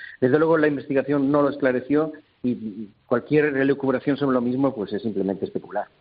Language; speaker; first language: Spanish; native; Spanish